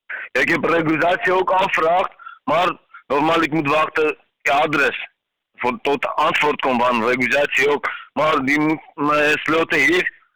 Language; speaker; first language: Dutch; non-native, learner; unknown